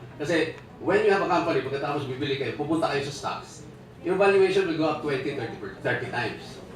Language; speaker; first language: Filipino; native; Filipino